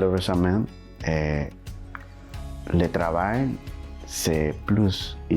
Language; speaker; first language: French; non-native, learner; Spanish